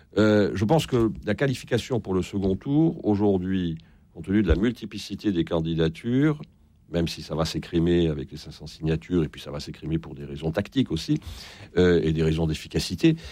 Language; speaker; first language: French; native; French